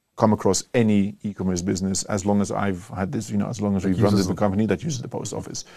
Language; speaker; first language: English; non-native, fluent; Dutch